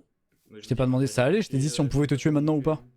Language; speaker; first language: French; native; French